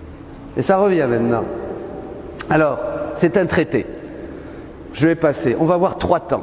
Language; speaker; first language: French; native; French